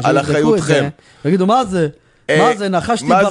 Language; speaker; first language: Hebrew; native; Hebrew